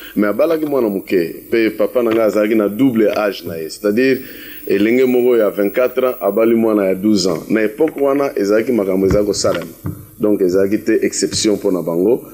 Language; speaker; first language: Lingala; non-native, local second language; Kituba (Democratic Republic of Congo)